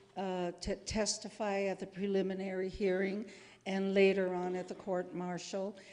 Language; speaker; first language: English; native; English